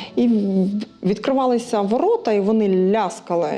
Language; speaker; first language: Ukrainian; native; Ukrainian